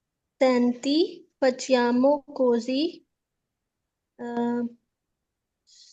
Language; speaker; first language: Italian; non-native, learner; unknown